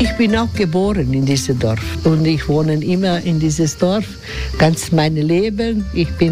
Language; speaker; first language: German; non-native, learner; Croatian